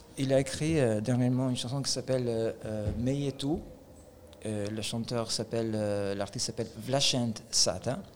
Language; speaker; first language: French; non-native, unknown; Albanian